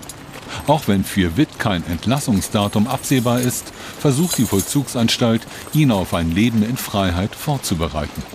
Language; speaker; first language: German; native; German